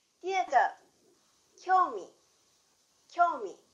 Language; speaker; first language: Chinese; non-native, fluent; Japanese